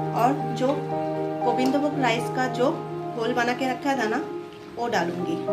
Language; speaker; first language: Hindi; non-native, local second language; Bangla